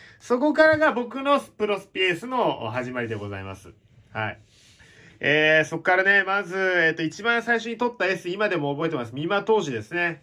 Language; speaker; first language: Japanese; native; Japanese